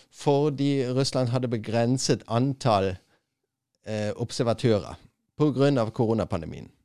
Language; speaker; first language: Norwegian; non-native, fluent; German